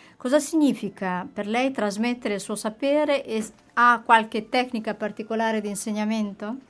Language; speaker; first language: Italian; native; Italian